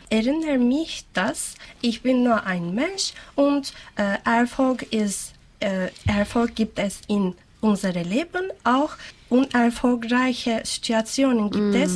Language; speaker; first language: German; non-native, learner; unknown